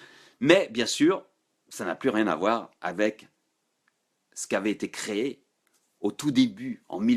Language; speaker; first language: French; native; French